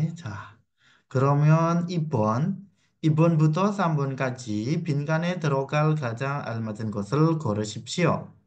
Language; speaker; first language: Korean; non-native, fluent; Indonesian